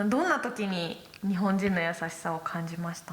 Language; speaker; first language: Japanese; native; Japanese